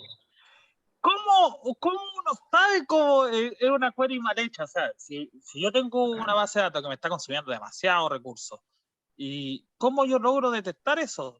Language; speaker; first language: Spanish; native; Spanish